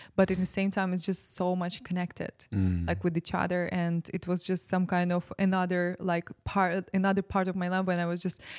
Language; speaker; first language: English; non-native, fluent; Ukrainian